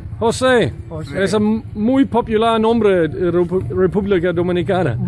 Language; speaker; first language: Spanish; non-native, learner; English